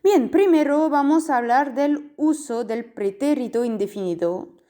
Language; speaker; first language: Spanish; non-native, fluent; French